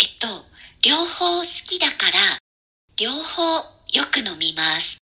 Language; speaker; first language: Japanese; native; Japanese